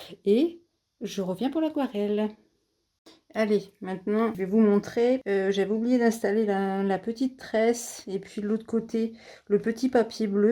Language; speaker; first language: French; native; French